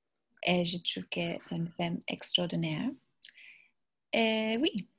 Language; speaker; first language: French; non-native, learner; English